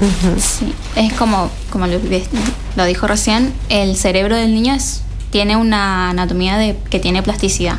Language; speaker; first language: Spanish; native; Spanish